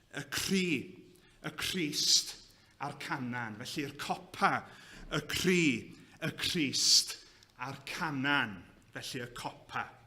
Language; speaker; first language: Welsh; native; Welsh